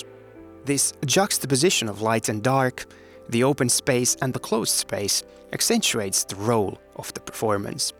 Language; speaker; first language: English; non-native, fluent; Finnish